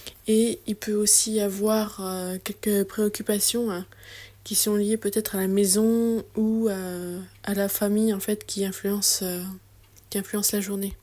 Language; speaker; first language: French; native; French